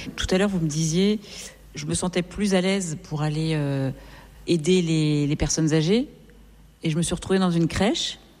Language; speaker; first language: French; native; French